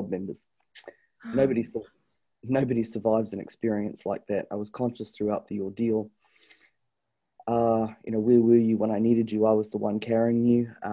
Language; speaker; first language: English; native; English